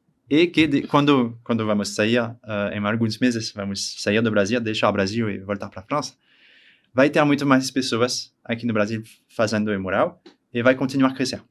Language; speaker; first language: Portuguese; non-native, learner; French